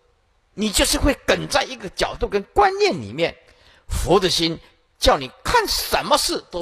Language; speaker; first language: Chinese; native; Chinese